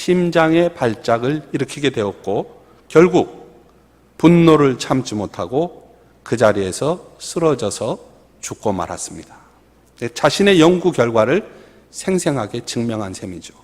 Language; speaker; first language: Korean; native; Korean